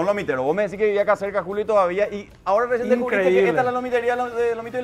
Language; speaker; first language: Spanish; native; Spanish